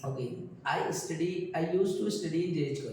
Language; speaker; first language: English; non-native, local second language; Hindi